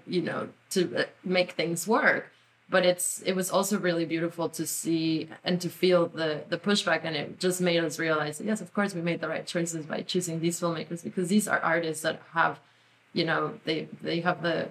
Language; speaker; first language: English; non-native, fluent; Spanish